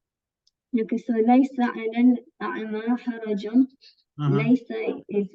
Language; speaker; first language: Arabic; non-native, learner; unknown